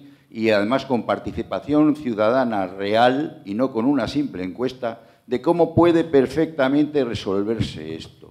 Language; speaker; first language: Spanish; native; Spanish